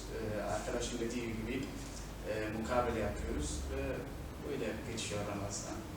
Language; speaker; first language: Turkish; non-native, fluent; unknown